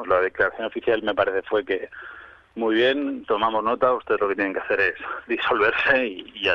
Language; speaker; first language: Spanish; native; Spanish